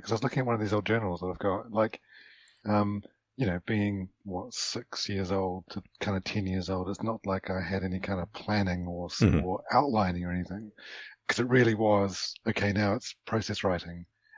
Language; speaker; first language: English; native; English